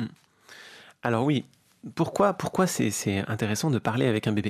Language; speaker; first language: French; native; French